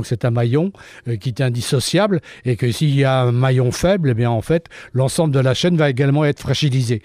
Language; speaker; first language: French; native; French